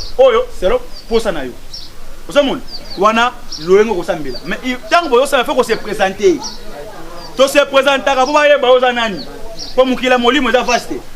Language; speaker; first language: Lingala; non-native, local second language; Luba-Lulua